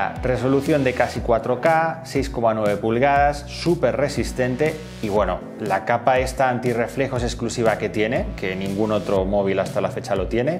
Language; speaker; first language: Spanish; native; Spanish